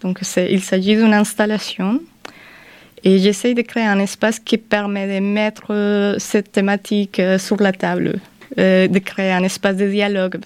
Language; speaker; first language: French; non-native, fluent; Spanish